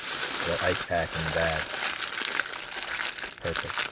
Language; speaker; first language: English; native; English